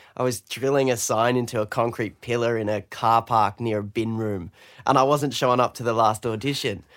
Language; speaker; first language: English; native; English